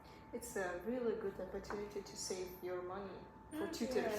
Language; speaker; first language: English; non-native, learner; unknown